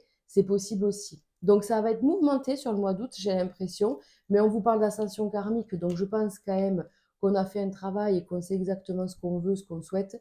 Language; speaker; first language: French; native; French